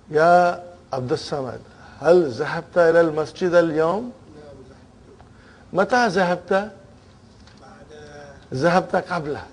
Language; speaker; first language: Arabic; non-native, fluent; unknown